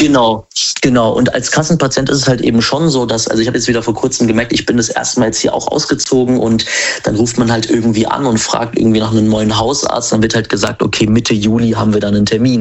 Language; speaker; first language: German; native; German